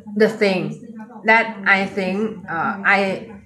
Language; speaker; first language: English; non-native, learner; Thai